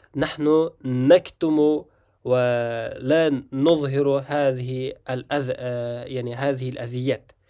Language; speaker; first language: Arabic; non-native, fluent; Uzbek